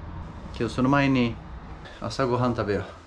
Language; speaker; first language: Japanese; non-native, fluent; Romanian